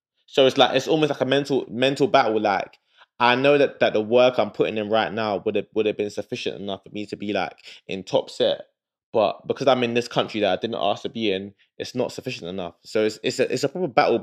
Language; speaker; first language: English; native; English